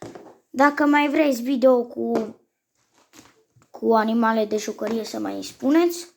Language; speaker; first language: Romanian; native; Romanian